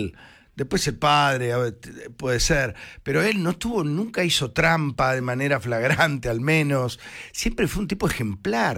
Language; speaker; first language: Spanish; native; Spanish